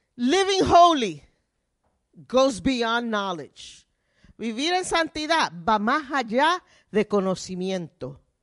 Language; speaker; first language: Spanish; early bilingual, heritage; Spanish